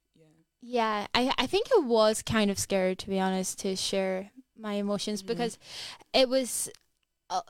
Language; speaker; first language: English; native; English